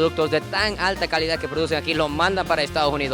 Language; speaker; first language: Spanish; non-native, fluent; Japanese